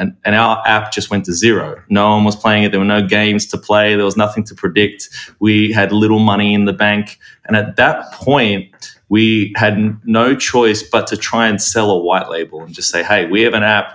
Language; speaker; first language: English; native; English